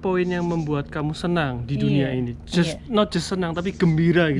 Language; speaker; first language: Indonesian; native; Indonesian